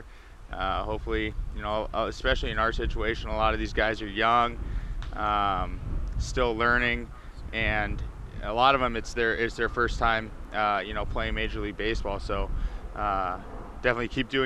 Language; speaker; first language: English; native; English